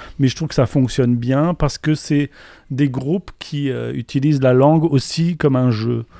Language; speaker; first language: French; non-native, local second language; Polish